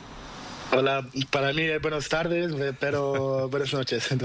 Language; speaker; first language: Spanish; non-native, learner; Portuguese